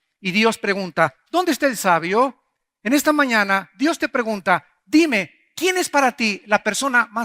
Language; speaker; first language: Spanish; native; Spanish